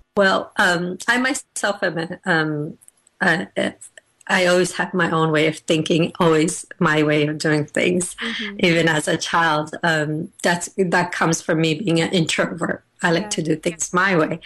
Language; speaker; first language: English; native; English